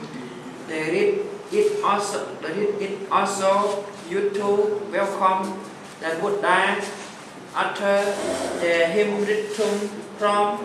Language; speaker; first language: English; non-native, learner; Thai